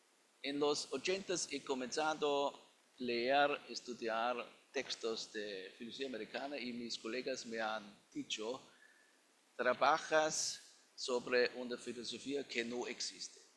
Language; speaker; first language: Spanish; non-native, fluent; German